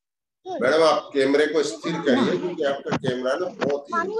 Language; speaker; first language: Hindi; native; Hindi